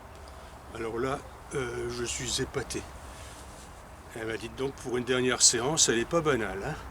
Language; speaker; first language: French; native; French